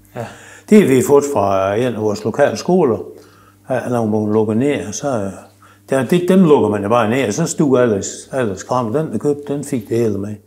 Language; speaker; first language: Danish; native; Danish